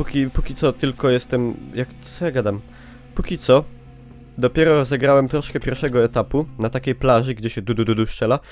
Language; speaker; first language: Polish; native; Polish